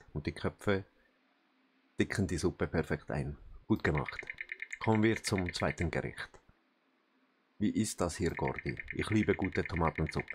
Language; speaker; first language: German; native; German